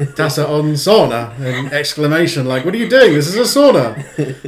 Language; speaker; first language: English; native; English